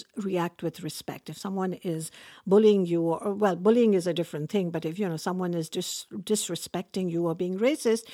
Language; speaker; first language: English; non-native, local second language; Urdu